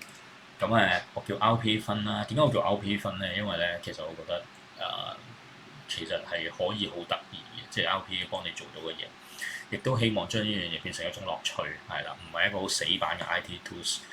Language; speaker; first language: Cantonese; native; Cantonese